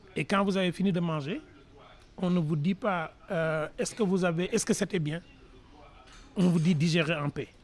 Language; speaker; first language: French; non-native, local second language; Wolof